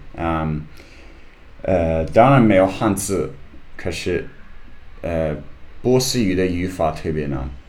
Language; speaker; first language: Chinese; non-native, learner; English